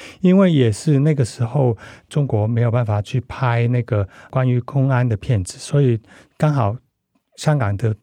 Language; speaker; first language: Chinese; non-native, local second language; Cantonese